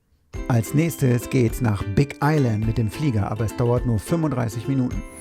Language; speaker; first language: German; native; German